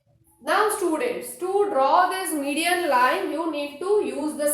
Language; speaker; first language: English; non-native, local second language; Hindi